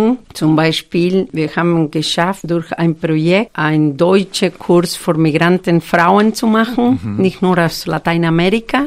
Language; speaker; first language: German; non-native, fluent; Spanish